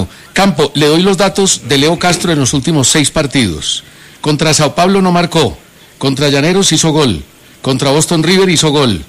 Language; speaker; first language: Spanish; native; Spanish